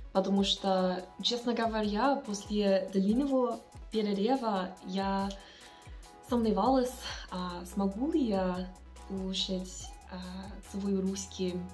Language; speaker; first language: Russian; non-native, learner; English